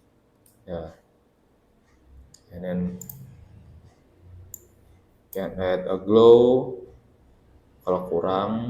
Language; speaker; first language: English; non-native, learner; Indonesian